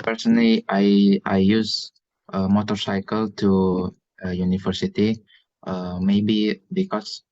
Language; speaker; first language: English; non-native, learner; Indonesian